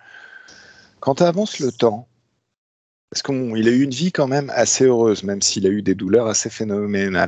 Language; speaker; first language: French; native; French